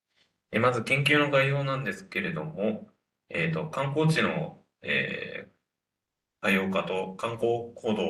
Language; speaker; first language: Japanese; native; Japanese